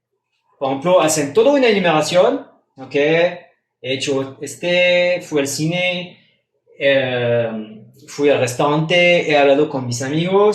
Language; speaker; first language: Spanish; non-native, fluent; French